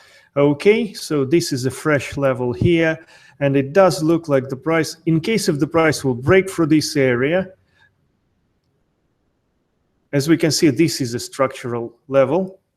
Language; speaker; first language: English; non-native, fluent; Russian